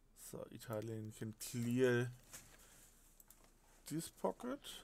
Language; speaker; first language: English; non-native, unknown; German